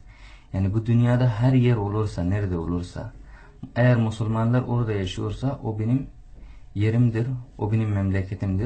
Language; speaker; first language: Turkish; non-native, fluent; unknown